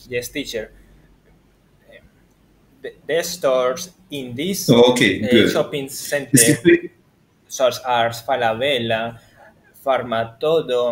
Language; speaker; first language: English; non-native, learner; Spanish